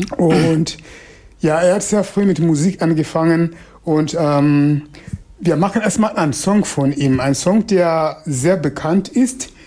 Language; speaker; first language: German; non-native, fluent; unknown